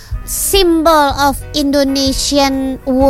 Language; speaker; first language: English; non-native, learner; Indonesian